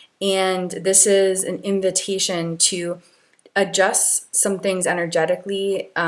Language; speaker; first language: English; native; English